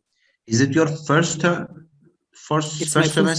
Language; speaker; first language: English; non-native, fluent; Turkish